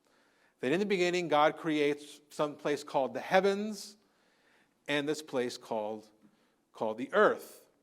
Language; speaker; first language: English; native; English